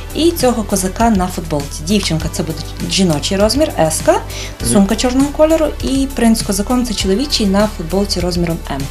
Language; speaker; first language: Ukrainian; native; Ukrainian